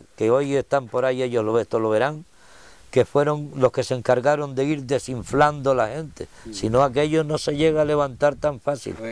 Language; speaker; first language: Spanish; native; Spanish